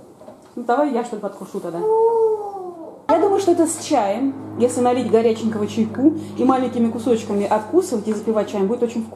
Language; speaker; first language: Russian; native; Russian